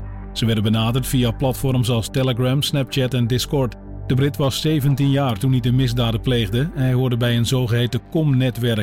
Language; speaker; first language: Dutch; native; Dutch